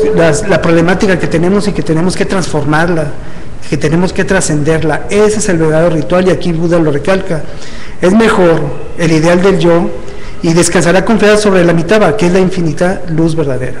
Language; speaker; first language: Spanish; native; Spanish